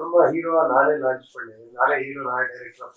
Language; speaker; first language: Tamil; non-native, learner; Kannada